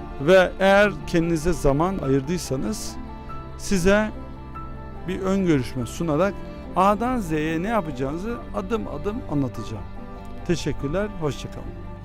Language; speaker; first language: Turkish; early bilingual, heritage; Turkish